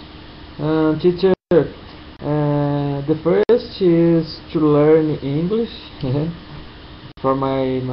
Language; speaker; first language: English; non-native, learner; Portuguese